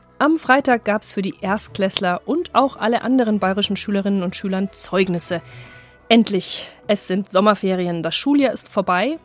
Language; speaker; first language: German; native; German